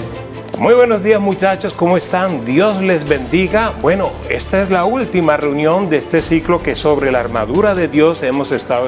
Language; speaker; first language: Spanish; native; Spanish